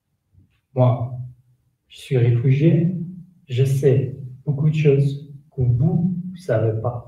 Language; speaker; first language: French; non-native, learner; Kurdish